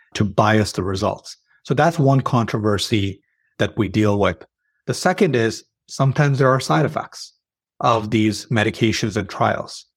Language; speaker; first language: English; early bilingual, other home language; Arabic